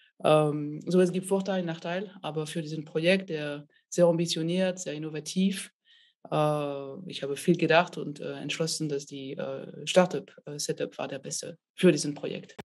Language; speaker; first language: German; non-native, fluent; French